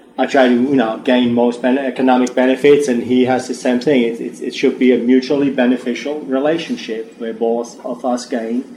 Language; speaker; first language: English; non-native, fluent; German